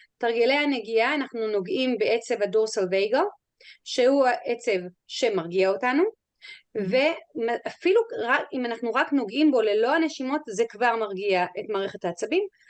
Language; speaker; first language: Hebrew; non-native, fluent; English